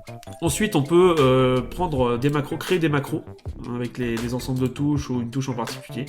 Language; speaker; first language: French; native; French